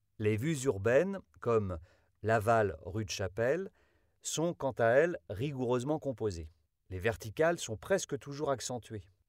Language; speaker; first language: French; native; French